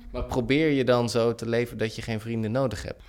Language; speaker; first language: Dutch; native; Dutch